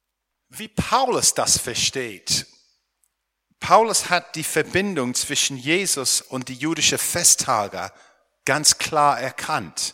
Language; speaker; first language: German; non-native, fluent; English